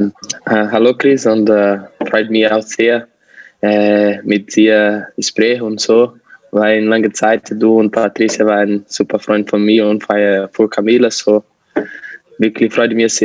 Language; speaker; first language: German; non-native, learner; Portuguese